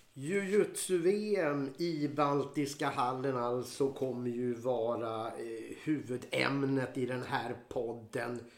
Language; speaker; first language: Swedish; native; Swedish